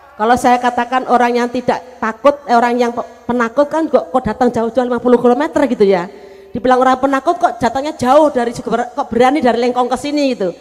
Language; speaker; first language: Indonesian; non-native, local second language; Javanese